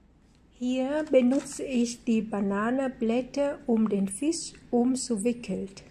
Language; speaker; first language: German; non-native, fluent; Vietnamese